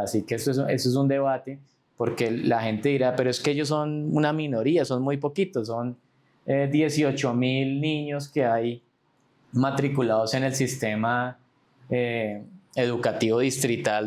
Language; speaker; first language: Spanish; native; Spanish